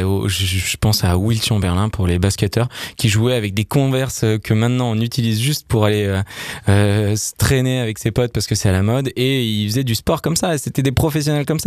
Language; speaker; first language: French; native; French